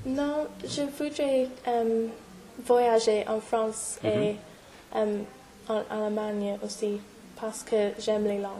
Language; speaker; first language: French; non-native, learner; English